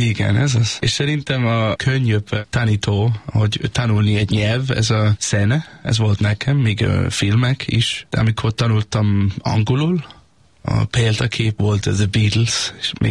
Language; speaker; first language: Hungarian; non-native, learner; Danish